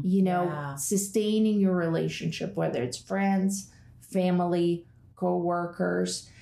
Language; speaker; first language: English; non-native, fluent; Russian